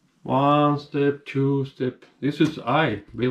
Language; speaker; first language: English; non-native, learner; Russian